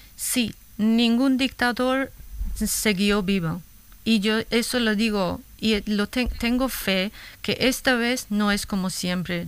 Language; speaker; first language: Spanish; non-native, fluent; Kurdish